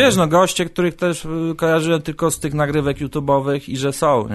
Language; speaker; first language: Polish; native; Polish